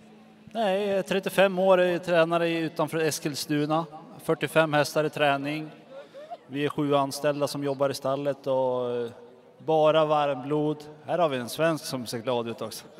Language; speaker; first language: Swedish; native; Swedish